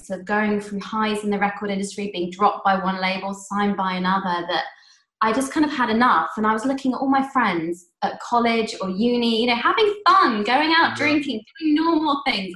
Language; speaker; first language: English; native; English